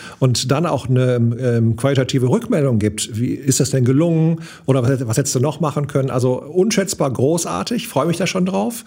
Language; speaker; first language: German; native; German